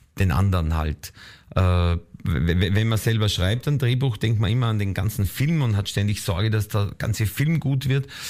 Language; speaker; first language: German; native; German